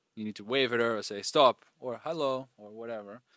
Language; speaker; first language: English; non-native, fluent; German